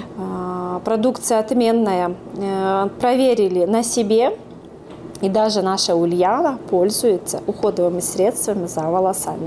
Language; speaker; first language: Russian; native; Russian